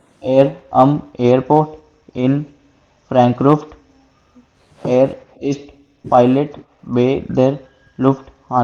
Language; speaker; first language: German; non-native, learner; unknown